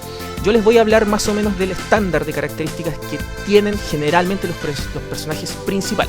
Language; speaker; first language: Spanish; native; Spanish